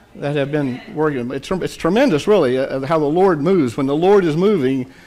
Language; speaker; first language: English; native; English